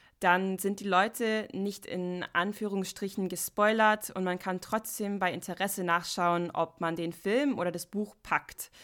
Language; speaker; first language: German; non-native, fluent; English